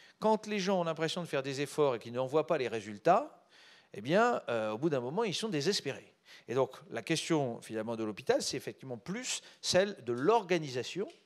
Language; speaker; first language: French; native; French